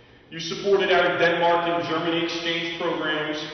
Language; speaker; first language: English; native; English